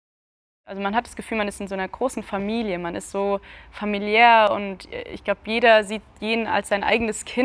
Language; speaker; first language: German; early bilingual, other home language; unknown